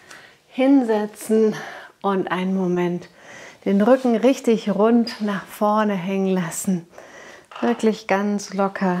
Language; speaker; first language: German; native; German